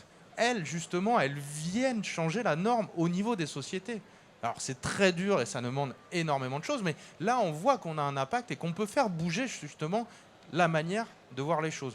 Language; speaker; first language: French; native; French